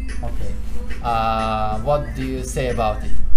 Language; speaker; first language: English; non-native, fluent; Uzbek